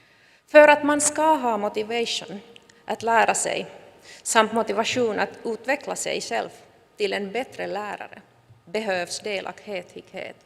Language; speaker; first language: Swedish; non-native, local second language; Finnish